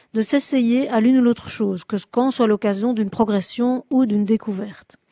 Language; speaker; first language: French; native; French